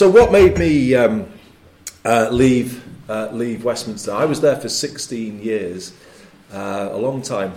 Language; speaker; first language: English; native; English